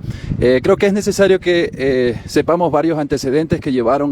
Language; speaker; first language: Spanish; native; Spanish